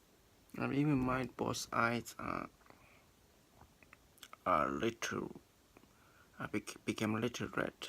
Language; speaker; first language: English; non-native, learner; Japanese